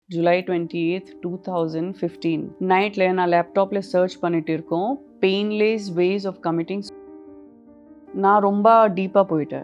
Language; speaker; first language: Tamil; non-native, local second language; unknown